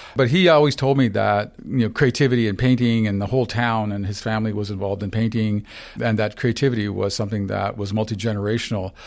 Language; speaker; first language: English; non-native, fluent; Ukrainian